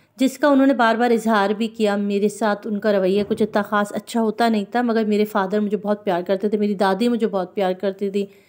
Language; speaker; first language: Urdu; non-native, local second language; Punjabi